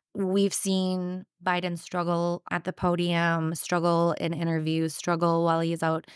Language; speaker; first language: English; native; English